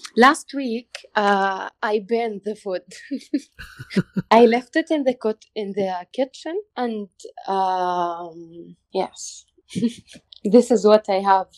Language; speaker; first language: English; non-native, learner; Arabic